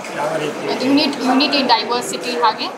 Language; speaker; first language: Kannada; non-native, local second language; Konkani